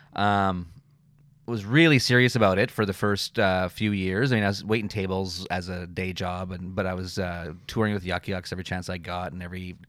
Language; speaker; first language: English; native; English